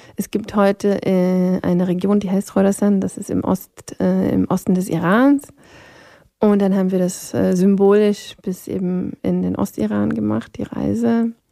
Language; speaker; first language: German; non-native, local second language; Upper Sorbian